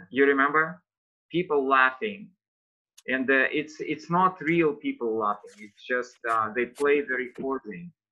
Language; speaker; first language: English; non-native, fluent; Russian